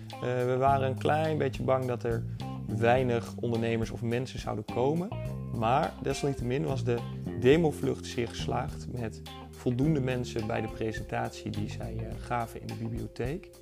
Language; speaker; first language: Dutch; native; Dutch